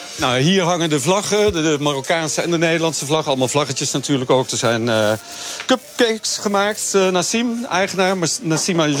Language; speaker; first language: Dutch; native; Dutch